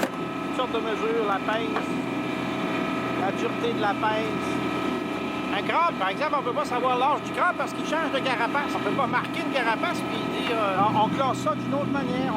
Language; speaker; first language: French; native; French